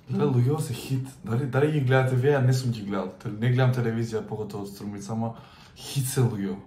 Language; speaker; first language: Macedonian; native; Macedonian